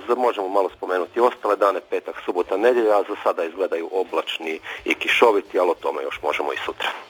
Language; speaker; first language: Croatian; native; Croatian